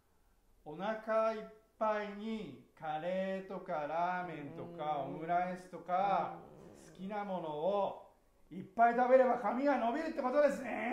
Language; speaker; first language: Japanese; native; Japanese